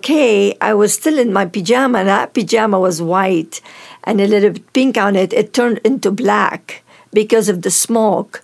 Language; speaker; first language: English; non-native, fluent; Arabic